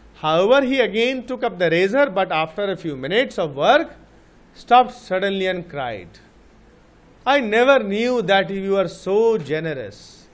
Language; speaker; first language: English; non-native, local second language; Bangla